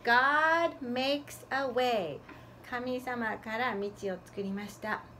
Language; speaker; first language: Japanese; non-native, fluent; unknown